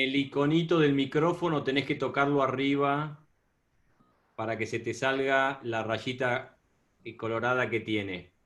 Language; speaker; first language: Spanish; native; Spanish